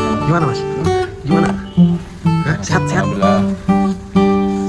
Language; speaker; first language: Indonesian; native; Indonesian